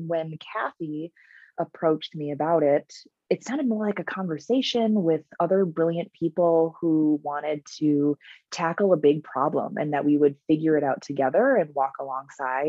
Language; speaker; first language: English; native; English